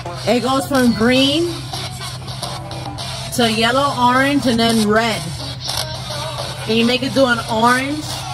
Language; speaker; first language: English; native; English